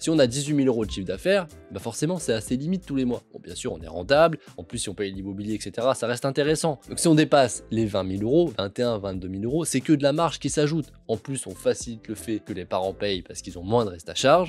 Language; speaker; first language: French; native; French